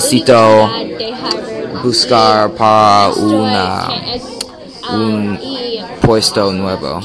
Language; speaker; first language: Spanish; non-native, learner; English